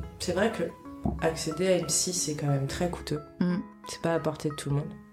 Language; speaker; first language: French; early bilingual, other home language; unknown